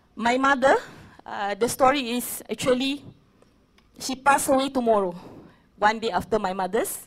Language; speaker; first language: English; non-native, local second language; Malay